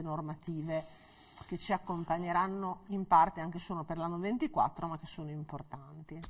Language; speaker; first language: Italian; native; Italian